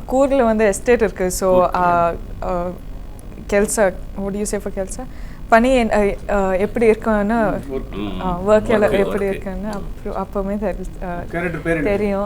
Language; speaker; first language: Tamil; non-native, learner; Kannada